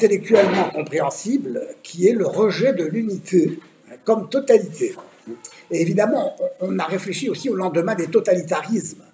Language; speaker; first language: French; native; French